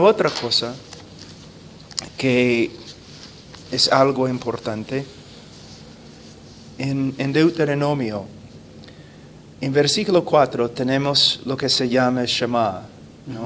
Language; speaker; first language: Spanish; non-native, fluent; English